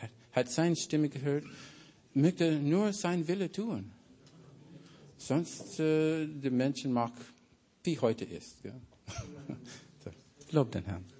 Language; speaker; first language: German; non-native, learner; English